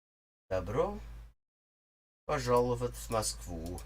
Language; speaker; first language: Russian; non-native, learner; English